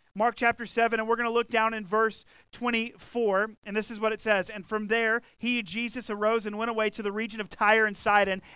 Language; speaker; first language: English; native; English